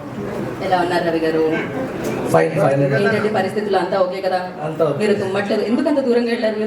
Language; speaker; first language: Telugu; native; Telugu